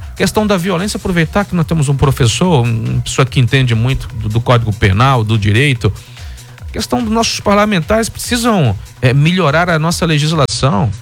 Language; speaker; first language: Portuguese; native; Portuguese